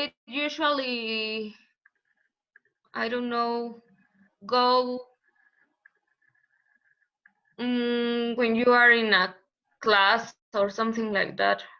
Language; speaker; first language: English; non-native, learner; Spanish